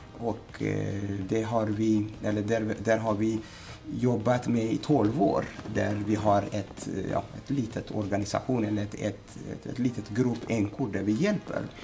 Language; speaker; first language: Swedish; non-native, fluent; Amharic